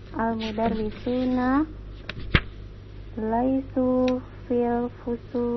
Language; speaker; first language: Arabic; non-native, learner; Indonesian